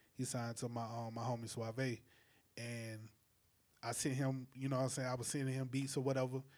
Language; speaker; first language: English; native; English